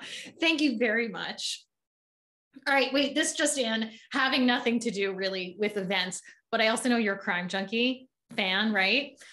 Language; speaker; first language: English; native; English